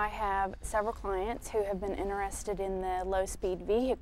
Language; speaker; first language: English; native; English